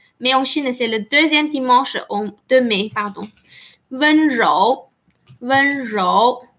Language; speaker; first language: French; non-native, fluent; Chinese